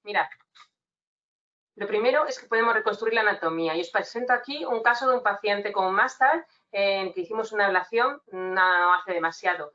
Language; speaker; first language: Spanish; native; Spanish